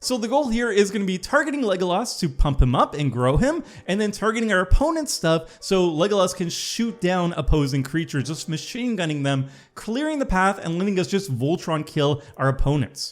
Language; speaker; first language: English; native; English